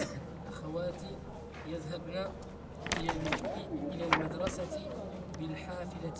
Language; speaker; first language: Arabic; non-native, learner; French